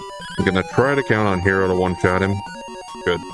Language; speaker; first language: English; native; English